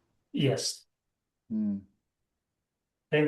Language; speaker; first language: English; non-native, learner; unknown